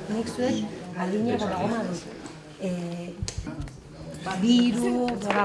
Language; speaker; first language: Basque; non-native, local second language; Spanish